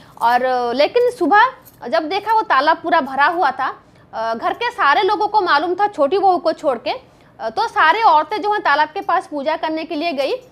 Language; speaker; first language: Hindi; non-native, local second language; Bangla